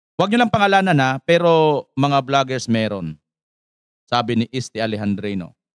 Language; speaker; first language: Filipino; native; Filipino